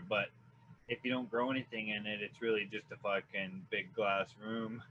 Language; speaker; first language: English; native; English